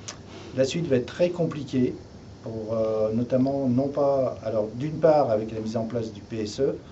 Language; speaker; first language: French; native; French